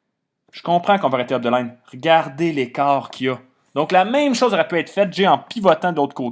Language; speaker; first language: French; native; French